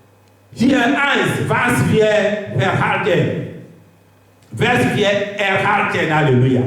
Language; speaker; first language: German; non-native, learner; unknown